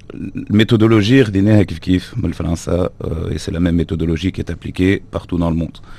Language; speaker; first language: French; non-native, local second language; Arabic